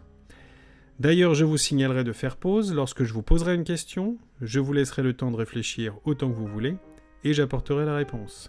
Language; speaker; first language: French; native; French